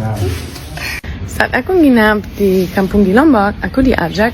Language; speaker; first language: Indonesian; non-native, fluent; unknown